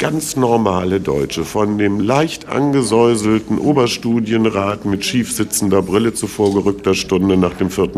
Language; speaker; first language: German; native; German